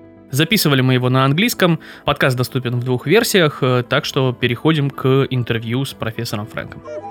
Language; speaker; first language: Russian; native; Russian